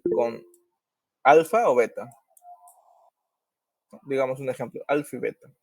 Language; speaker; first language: Spanish; native; Spanish